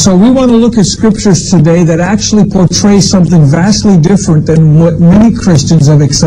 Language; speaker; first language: English; native; English